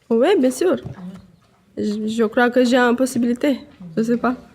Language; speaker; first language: French; non-native, learner; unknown